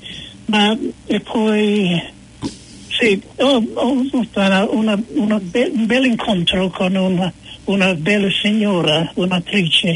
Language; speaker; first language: Italian; non-native, fluent; English